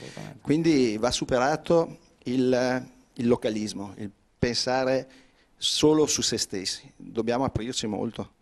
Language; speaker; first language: Italian; native; Italian